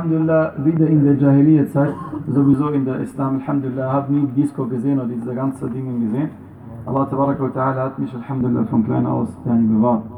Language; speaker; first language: German; non-native, fluent; Arabic